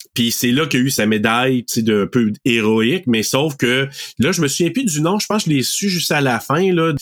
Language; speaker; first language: French; native; French